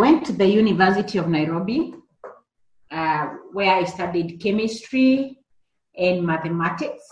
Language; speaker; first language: English; non-native, local second language; Kikuyu